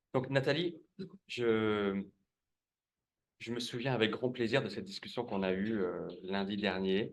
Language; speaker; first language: French; native; French